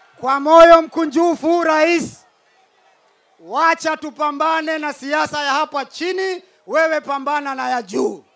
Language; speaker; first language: Swahili; native; Swahili